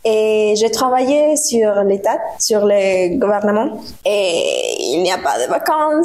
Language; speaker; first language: French; non-native, learner; Spanish